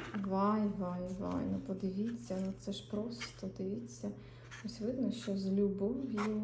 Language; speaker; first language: Ukrainian; non-native, local second language; Russian